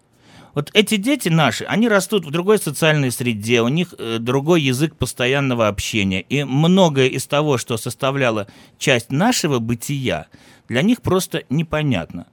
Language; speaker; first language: Russian; native; Russian